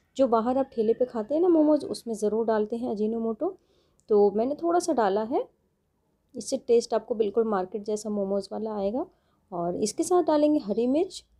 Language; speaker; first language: Hindi; native; Hindi